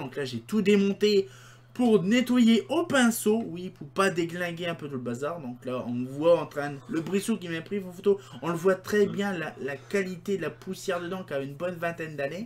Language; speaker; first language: French; native; French